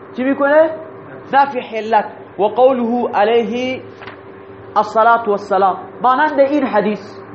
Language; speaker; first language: Persian; non-native, local second language; Baluchi